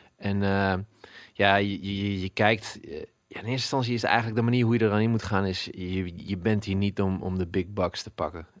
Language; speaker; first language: Dutch; early bilingual, other home language; Arabic